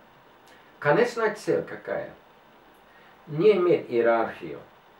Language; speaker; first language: Russian; non-native, fluent; English